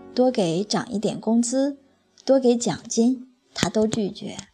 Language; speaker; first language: Chinese; non-native, local second language; Cantonese